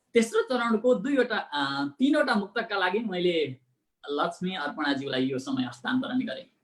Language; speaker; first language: Nepali; native; Nepali